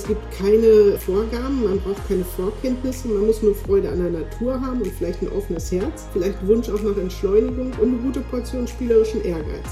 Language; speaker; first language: German; native; German